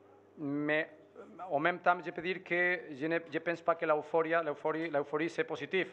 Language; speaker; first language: French; non-native, fluent; Spanish